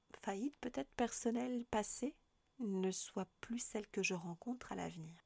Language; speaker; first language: French; native; French